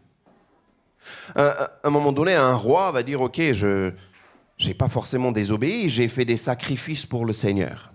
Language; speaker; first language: French; native; French